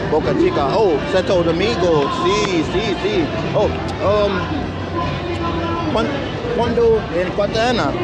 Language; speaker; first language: Spanish; non-native, learner; English